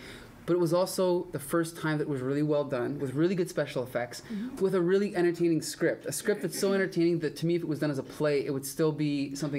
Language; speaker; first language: English; native; English